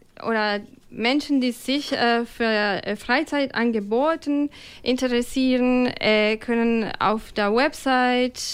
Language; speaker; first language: German; non-native, fluent; Spanish